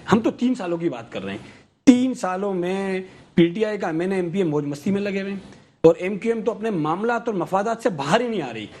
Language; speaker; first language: Urdu; native; Urdu